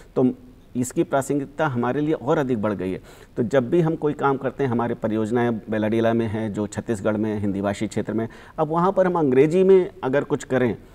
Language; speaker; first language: Hindi; native; Hindi